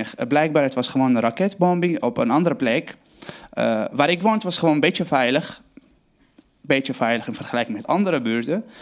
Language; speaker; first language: Dutch; non-native, fluent; Arabic